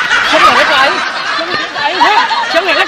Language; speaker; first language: Indonesian; non-native, local second language; Sundanese